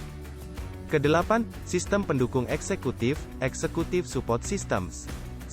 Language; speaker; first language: Indonesian; native; Indonesian